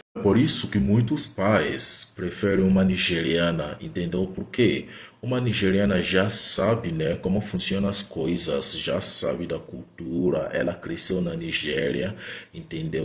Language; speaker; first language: Portuguese; non-native, fluent; Igbo